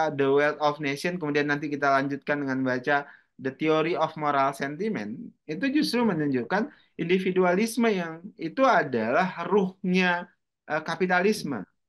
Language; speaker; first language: Indonesian; native; Indonesian